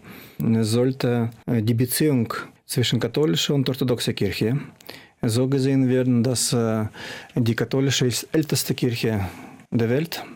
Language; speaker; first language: German; non-native, fluent; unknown